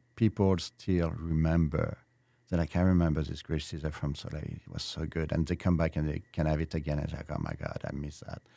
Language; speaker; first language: English; non-native, fluent; French